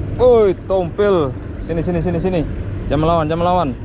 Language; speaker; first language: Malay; non-native, local second language; Javanese